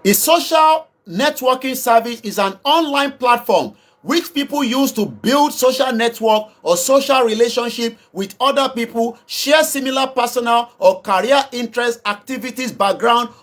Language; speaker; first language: English; non-native, local second language; Yoruba